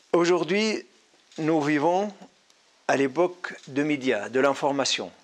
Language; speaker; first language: French; non-native, fluent; Arabic